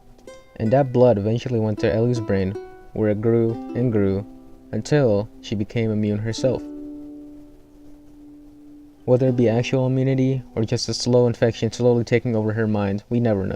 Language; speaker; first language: English; native; English